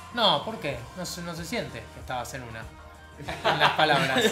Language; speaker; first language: Spanish; native; Spanish